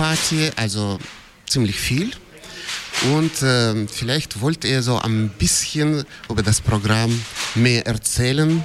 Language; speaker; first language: German; non-native, fluent; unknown